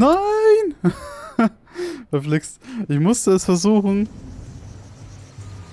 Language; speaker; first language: German; native; German